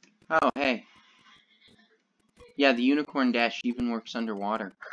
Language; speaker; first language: English; native; English